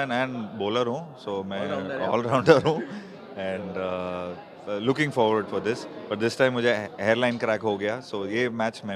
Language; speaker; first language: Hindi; non-native, local second language; Tamil